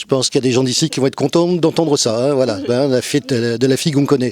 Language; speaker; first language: French; native; French